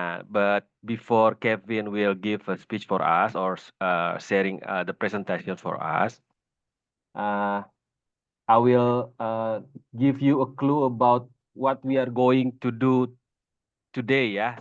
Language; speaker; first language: English; non-native, fluent; Indonesian